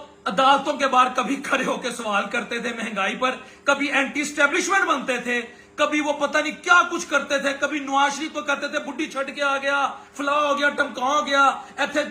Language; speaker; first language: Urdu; non-native, local second language; Punjabi